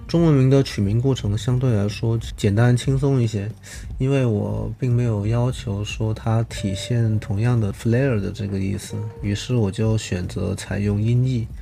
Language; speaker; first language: Chinese; non-native, local second language; Cantonese